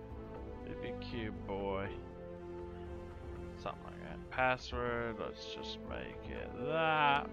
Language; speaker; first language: English; native; English